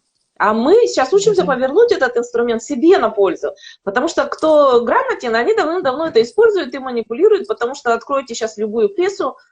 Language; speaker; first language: Russian; native; Russian